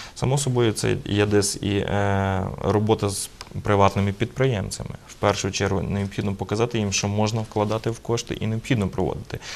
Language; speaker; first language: Ukrainian; native; Ukrainian